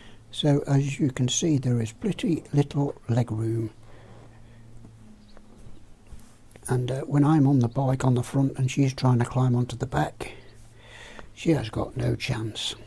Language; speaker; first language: English; native; English